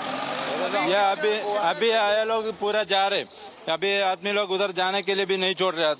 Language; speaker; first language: Hindi; non-native, local second language; Malayalam